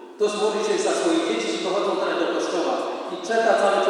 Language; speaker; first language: Polish; non-native, fluent; Indonesian